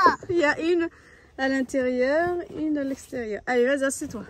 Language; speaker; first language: French; native; French